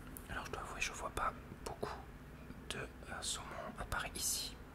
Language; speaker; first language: French; native; French